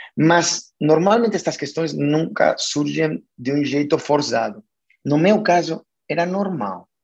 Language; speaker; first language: Portuguese; non-native, fluent; Spanish